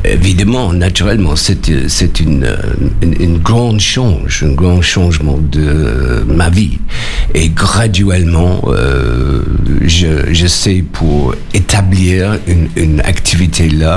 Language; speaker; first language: French; non-native, learner; English